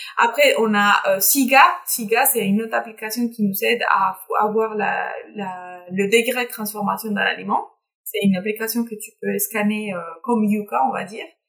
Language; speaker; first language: French; non-native, fluent; Spanish